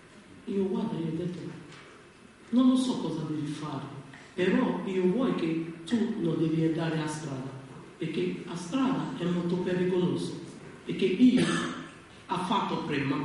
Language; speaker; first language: Italian; non-native, learner; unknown